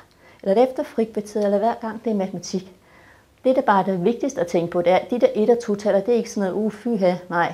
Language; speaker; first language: Danish; native; Danish